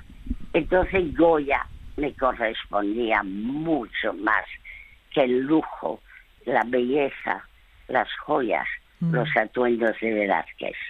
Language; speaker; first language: Spanish; early bilingual, other home language; French